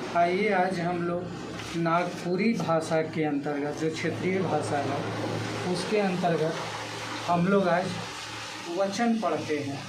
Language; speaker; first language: Hindi; native; Hindi